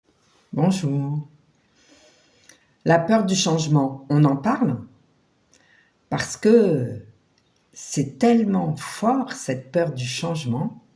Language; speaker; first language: French; native; French